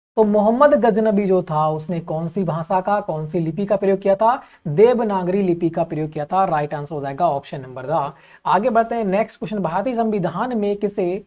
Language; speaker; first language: Hindi; native; Hindi